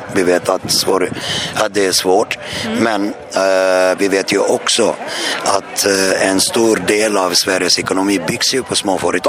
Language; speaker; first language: Swedish; non-native, fluent; Arabic